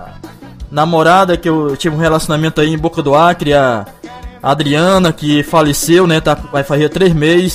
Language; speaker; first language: Portuguese; native; Portuguese